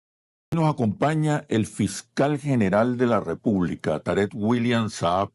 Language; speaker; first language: Spanish; native; Spanish